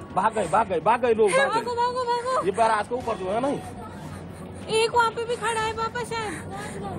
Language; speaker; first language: Hindi; native; Hindi